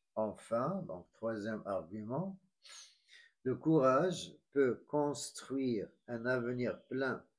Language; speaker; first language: French; non-native, local second language; Arabic